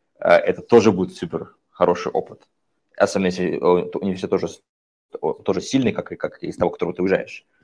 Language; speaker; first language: Russian; native; Russian